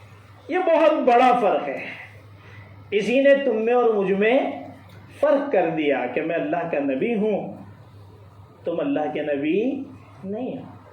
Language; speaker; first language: Urdu; native; Urdu